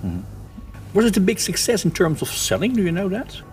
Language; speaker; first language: English; non-native, fluent; Dutch